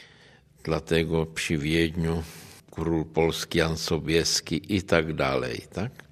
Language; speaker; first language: Polish; non-native, learner; Czech